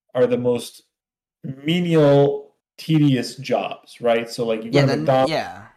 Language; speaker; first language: English; non-native, fluent; Hebrew